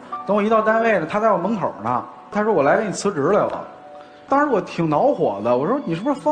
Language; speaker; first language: Chinese; native; Chinese